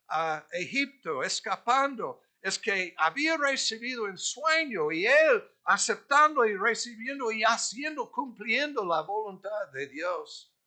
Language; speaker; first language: Spanish; non-native, fluent; English